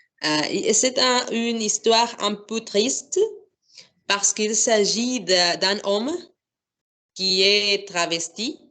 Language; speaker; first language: French; non-native, fluent; Spanish